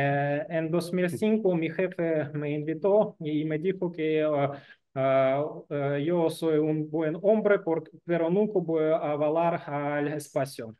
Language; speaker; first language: Spanish; non-native, learner; Russian